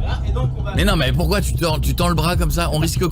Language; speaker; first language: French; native; French